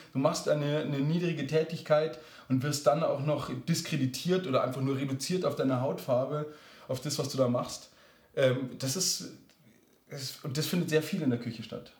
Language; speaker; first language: German; native; German